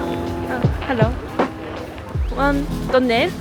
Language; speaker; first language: English; non-native, learner; Japanese